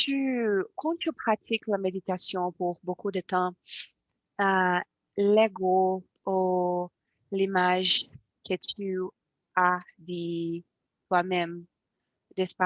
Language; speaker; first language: French; non-native, learner; Portuguese